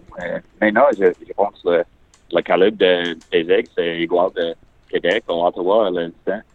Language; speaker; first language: French; non-native, learner; English